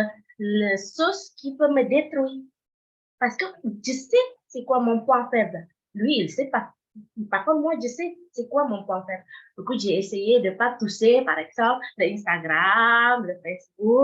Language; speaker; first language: French; non-native, fluent; Indonesian